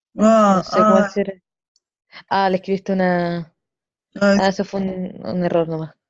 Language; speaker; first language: Spanish; native; Spanish